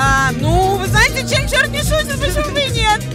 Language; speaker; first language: Russian; native; Russian